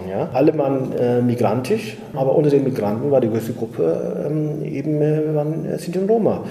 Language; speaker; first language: German; native; German